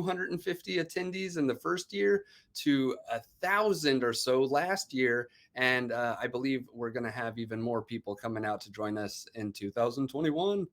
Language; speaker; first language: English; native; English